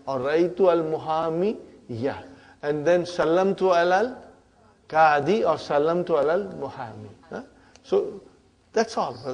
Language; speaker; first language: Arabic; non-native, learner; Urdu